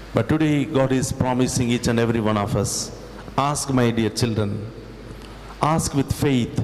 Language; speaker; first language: English; non-native, local second language; Telugu